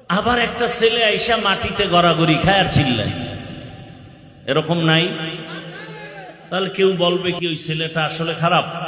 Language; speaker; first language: Bangla; native; Bangla